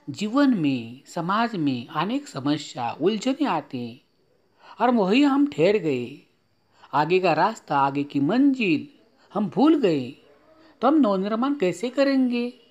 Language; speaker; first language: Hindi; non-native, local second language; Marathi